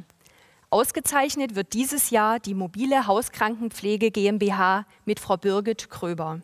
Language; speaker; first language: German; native; German